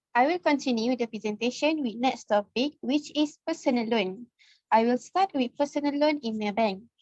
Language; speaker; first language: English; non-native, local second language; Malay